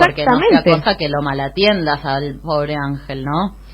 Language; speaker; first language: Spanish; native; Spanish